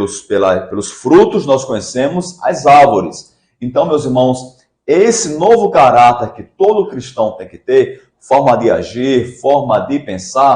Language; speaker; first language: Portuguese; native; Portuguese